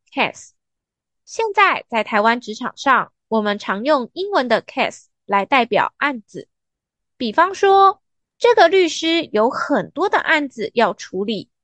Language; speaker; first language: Chinese; native; Chinese